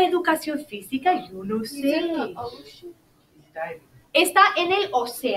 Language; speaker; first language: Spanish; non-native, fluent; English